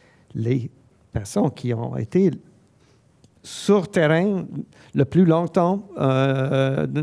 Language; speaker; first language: French; non-native, fluent; English